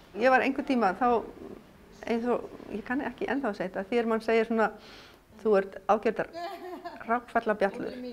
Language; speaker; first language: Icelandic; non-native, fluent; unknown